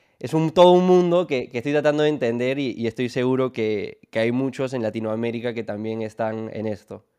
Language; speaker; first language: Spanish; native; Spanish